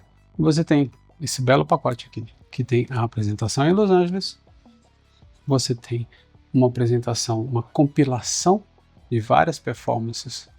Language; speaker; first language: Portuguese; native; Portuguese